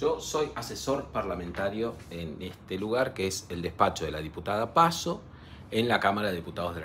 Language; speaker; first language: Spanish; native; Spanish